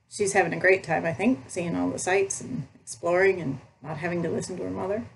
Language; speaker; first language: English; native; English